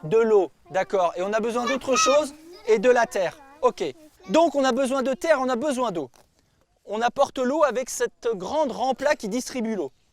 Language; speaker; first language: French; native; French